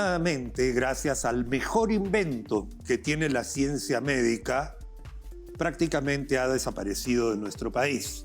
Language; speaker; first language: Spanish; native; Spanish